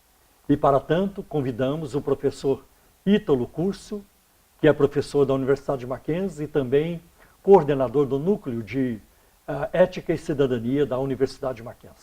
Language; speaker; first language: Portuguese; native; Portuguese